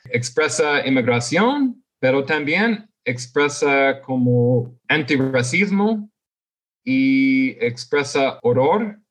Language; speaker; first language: Spanish; non-native, fluent; English